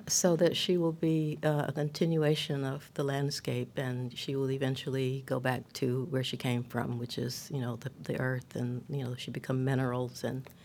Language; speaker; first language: English; native; English